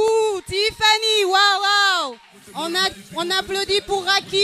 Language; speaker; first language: French; non-native, local second language; Wolof